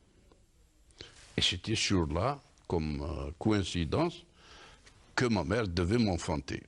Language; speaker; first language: French; non-native, local second language; Kabyle